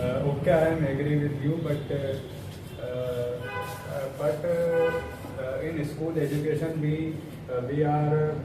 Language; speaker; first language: English; non-native, learner; Hindi